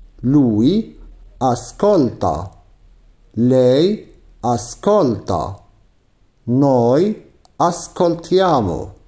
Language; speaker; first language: Italian; non-native, fluent; Arabic